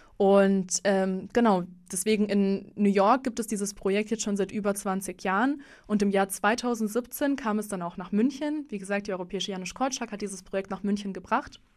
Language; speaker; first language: German; early bilingual, other home language; Russian